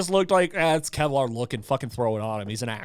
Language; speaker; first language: English; native; English